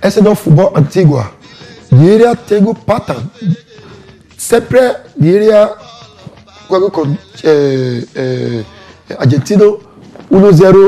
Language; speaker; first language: Spanish; non-native, learner; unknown